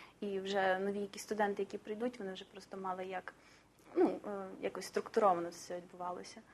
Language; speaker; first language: Ukrainian; native; Ukrainian